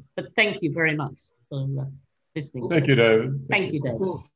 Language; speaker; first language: English; native; English